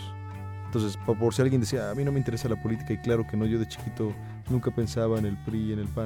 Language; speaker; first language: Spanish; native; Spanish